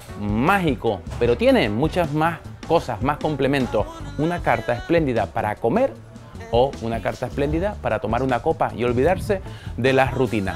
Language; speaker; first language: Spanish; native; Spanish